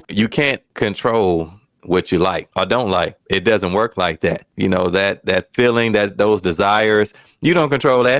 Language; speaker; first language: English; native; English